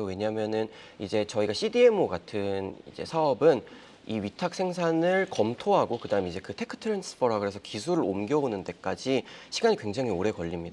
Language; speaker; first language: Korean; native; Korean